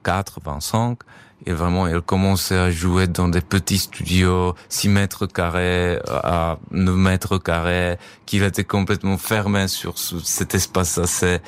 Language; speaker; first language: French; non-native, fluent; Czech